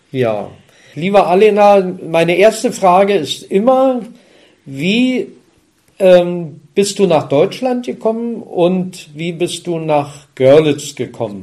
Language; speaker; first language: German; native; German